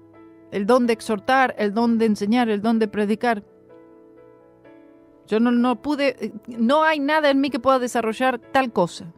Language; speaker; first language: Spanish; native; Spanish